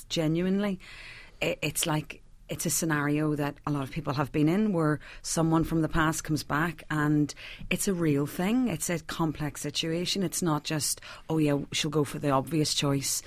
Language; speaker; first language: English; native; English